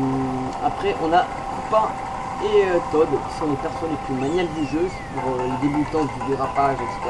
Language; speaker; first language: French; native; French